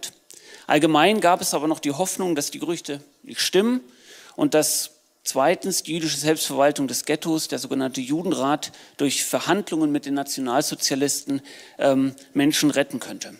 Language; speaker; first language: German; native; German